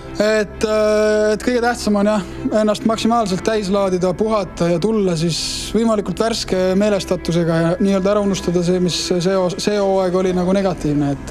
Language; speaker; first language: Estonian; native; Estonian